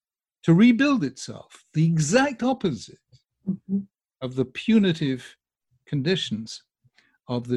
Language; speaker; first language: English; native; English